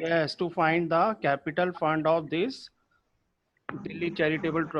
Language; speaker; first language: English; non-native, local second language; Hindi